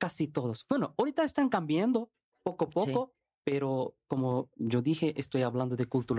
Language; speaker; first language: Spanish; non-native, learner; Bangla